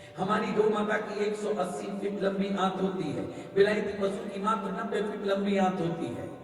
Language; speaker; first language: Hindi; native; Hindi